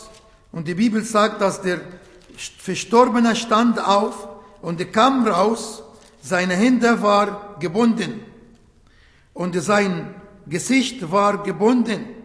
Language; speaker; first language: German; non-native, fluent; Arabic